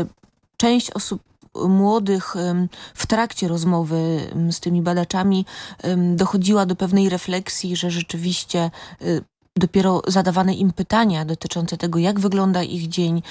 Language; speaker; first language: Polish; native; Polish